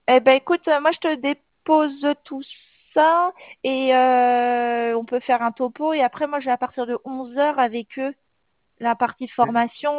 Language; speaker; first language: French; native; French